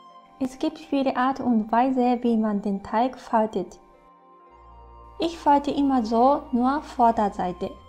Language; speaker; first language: German; non-native, fluent; Japanese